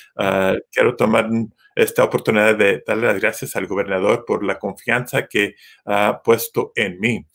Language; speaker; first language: Spanish; early bilingual, heritage; Spanish